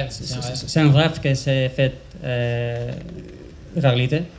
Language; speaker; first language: French; non-native, learner; Spanish